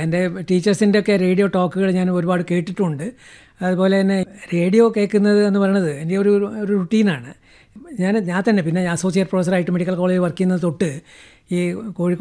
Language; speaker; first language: Malayalam; non-native, local second language; Kannada